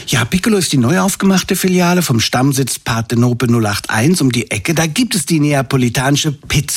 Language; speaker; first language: German; native; German